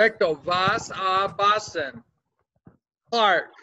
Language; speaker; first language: Spanish; non-native, fluent; English